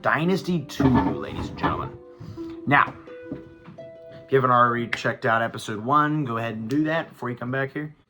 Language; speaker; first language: English; native; English